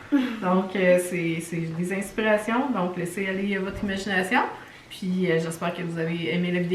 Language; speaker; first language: French; native; French